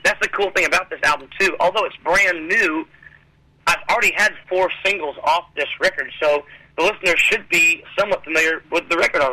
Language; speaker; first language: English; native; English